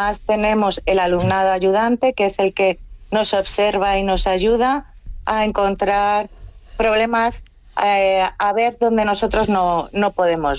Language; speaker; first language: Spanish; native; Spanish